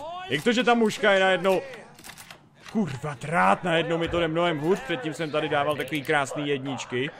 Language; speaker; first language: Czech; native; Czech